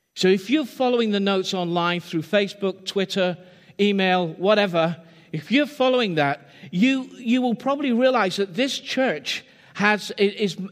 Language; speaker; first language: English; native; English